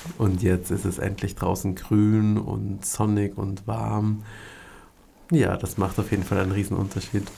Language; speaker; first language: German; native; German